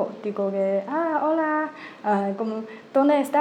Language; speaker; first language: Spanish; non-native, learner; Chinese